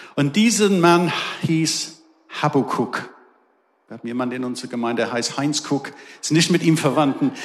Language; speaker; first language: German; non-native, fluent; English